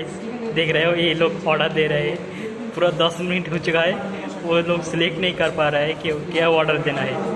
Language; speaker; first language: Hindi; non-native, local second language; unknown